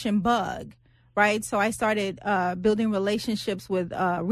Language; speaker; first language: English; native; English